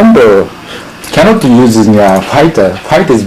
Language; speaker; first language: English; non-native, learner; Japanese